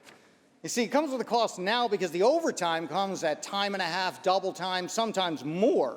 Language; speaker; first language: English; native; English